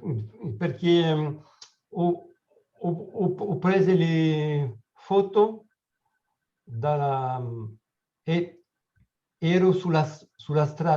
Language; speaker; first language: Italian; non-native, learner; French